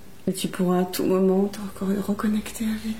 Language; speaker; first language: French; native; French